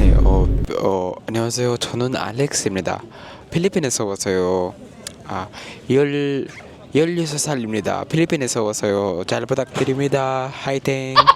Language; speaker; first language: Korean; non-native, learner; Filipino